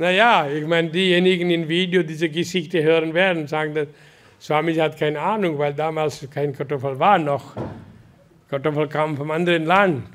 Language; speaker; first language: German; non-native, learner; Hindi